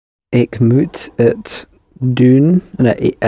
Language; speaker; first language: Dutch; non-native, learner; English